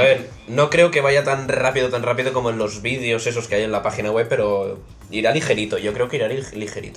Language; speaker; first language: Spanish; native; Spanish